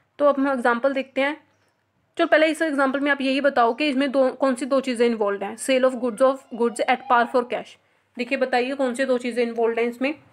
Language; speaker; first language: Hindi; non-native, local second language; Punjabi